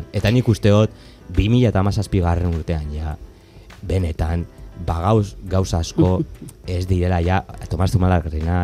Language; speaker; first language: Basque; native; Basque